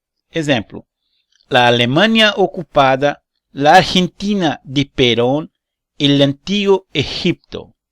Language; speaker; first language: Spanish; non-native, learner; Portuguese